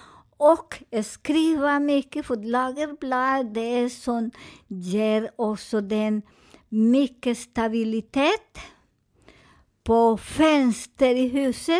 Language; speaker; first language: Swedish; non-native, fluent; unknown